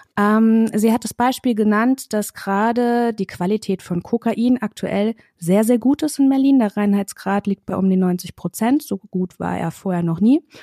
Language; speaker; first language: German; native; German